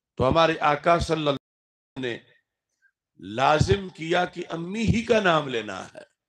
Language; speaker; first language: Urdu; non-native, local second language; Punjabi